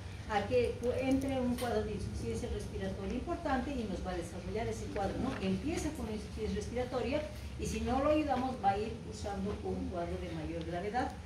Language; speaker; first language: Spanish; native; Spanish